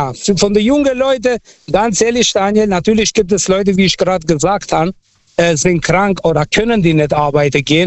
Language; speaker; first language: German; non-native, local second language; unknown